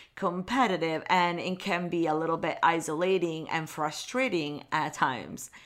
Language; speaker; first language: English; non-native, fluent; Italian